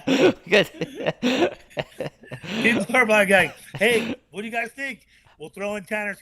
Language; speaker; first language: English; native; English